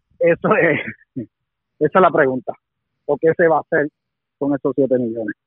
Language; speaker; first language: Spanish; native; Spanish